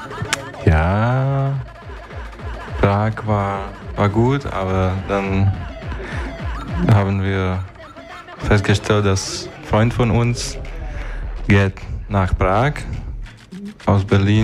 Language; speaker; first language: German; non-native, fluent; Czech